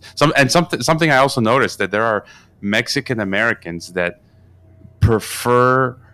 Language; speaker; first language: English; native; English